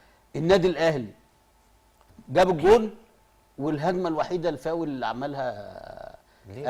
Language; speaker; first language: Arabic; native; Arabic